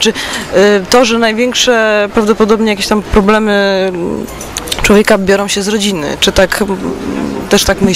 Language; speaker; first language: Polish; native; Polish